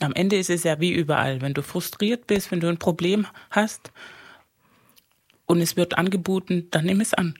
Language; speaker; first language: German; non-native, fluent; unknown